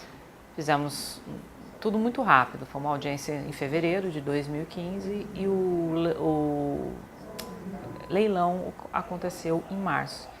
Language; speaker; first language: Portuguese; native; Portuguese